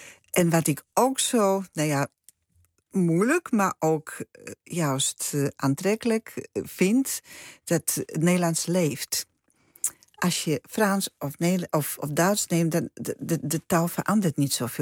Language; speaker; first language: Dutch; non-native, fluent; Polish